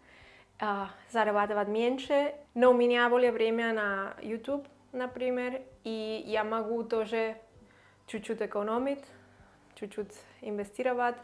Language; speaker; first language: Russian; non-native, learner; Catalan